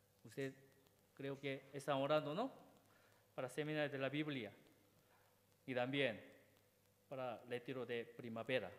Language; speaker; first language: Spanish; non-native, learner; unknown